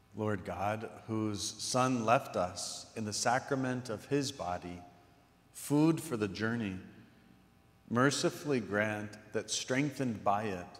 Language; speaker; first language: English; native; English